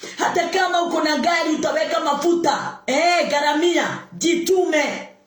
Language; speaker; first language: Swahili; non-native, local second language; Kikuyu